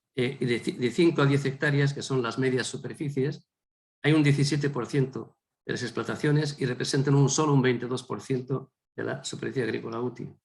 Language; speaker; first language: Spanish; non-native, fluent; Arabic